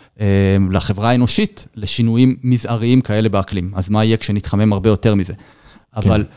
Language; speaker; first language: Hebrew; native; Hebrew